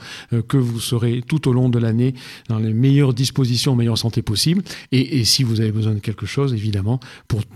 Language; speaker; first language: French; native; French